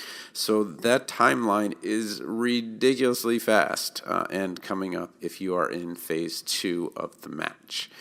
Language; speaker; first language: English; native; English